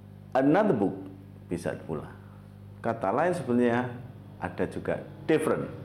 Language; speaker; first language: Indonesian; native; Indonesian